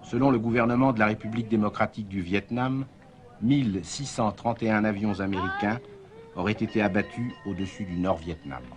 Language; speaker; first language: French; native; French